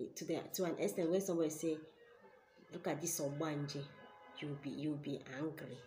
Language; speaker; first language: English; non-native, local second language; Igbo